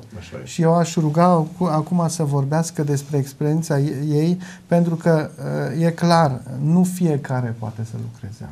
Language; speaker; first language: Romanian; non-native, local second language; German